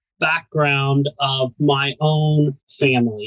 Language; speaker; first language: English; native; English